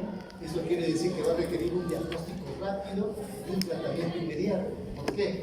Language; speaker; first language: Spanish; native; Spanish